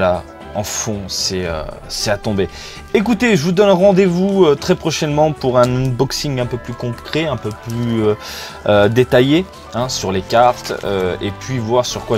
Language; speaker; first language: French; native; French